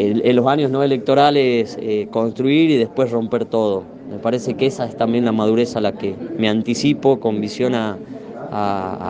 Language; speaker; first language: Spanish; native; Spanish